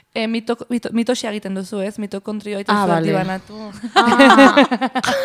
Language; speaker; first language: Basque; early bilingual, heritage; Basque